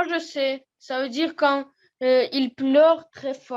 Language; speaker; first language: French; non-native, learner; Russian